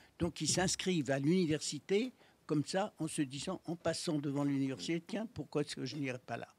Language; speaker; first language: French; native; French